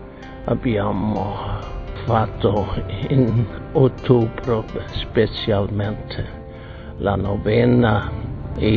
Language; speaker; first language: Italian; non-native, fluent; German